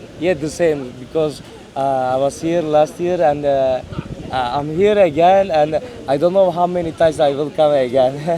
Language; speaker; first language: English; non-native, learner; Turkish